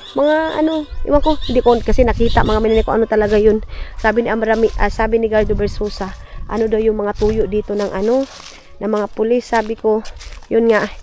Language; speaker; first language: Filipino; non-native, local second language; Cebuano